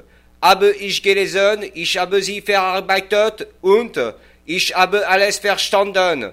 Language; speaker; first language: German; non-native, learner; French